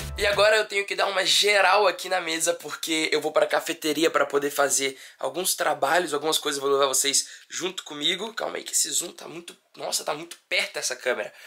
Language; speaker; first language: Portuguese; native; Portuguese